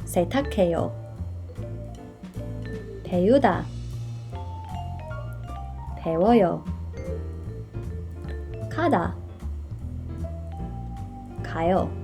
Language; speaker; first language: Korean; non-native, fluent; English